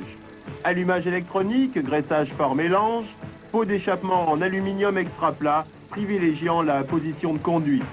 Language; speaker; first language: French; native; French